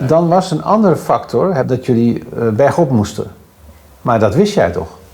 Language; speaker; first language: Dutch; native; Dutch